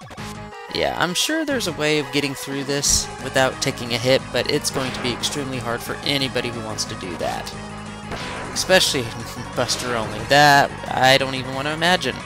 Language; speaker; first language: English; native; English